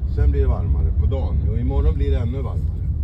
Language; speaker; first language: Swedish; non-native, learner; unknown